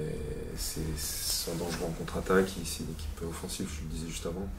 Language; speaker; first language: French; native; French